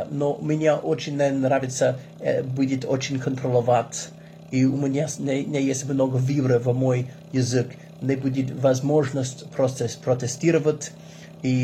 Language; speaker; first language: Russian; non-native, learner; English